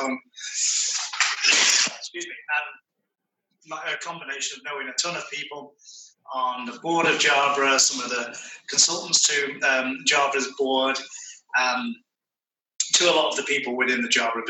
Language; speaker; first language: English; native; English